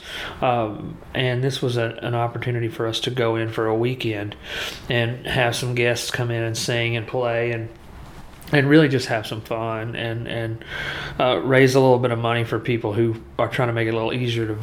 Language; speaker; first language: English; native; English